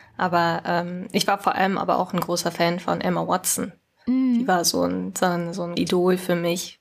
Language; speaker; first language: German; early bilingual, other home language; Japanese